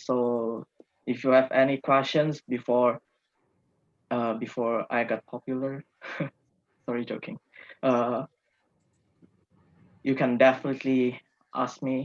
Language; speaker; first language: English; non-native, fluent; Indonesian